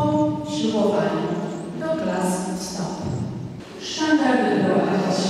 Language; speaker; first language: Polish; native; Polish